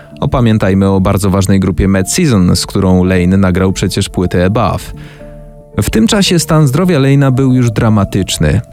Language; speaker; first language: Polish; native; Polish